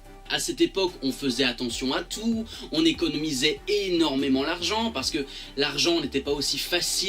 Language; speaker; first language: French; native; French